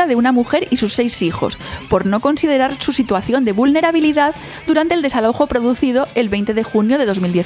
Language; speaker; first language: Spanish; native; Spanish